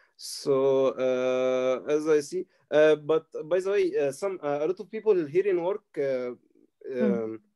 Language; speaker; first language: English; non-native, learner; Arabic